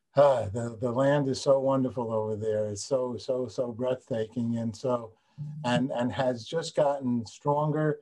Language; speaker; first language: English; native; English